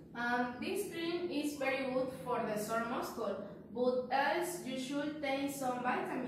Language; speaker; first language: English; non-native, learner; Spanish